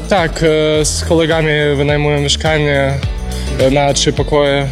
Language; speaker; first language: Polish; non-native, learner; Ukrainian